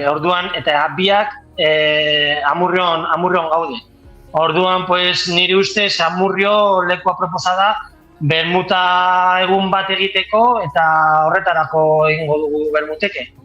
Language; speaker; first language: Basque; non-native, local second language; Spanish